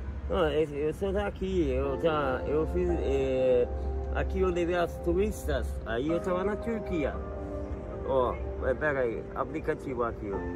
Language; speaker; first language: Portuguese; non-native, fluent; Turkish